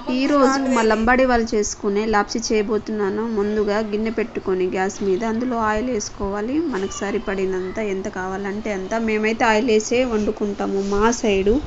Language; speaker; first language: Telugu; non-native, local second language; Lambadi